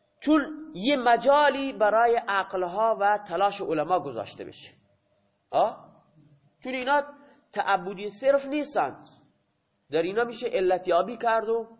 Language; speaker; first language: Persian; non-native, local second language; Baluchi